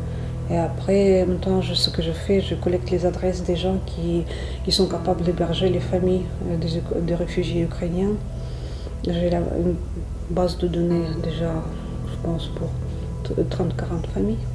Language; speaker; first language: French; non-native, fluent; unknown